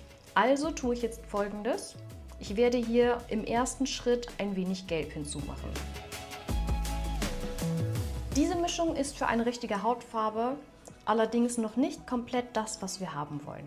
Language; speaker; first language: German; native; German